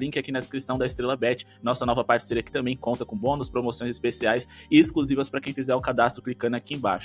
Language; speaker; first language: Portuguese; native; Portuguese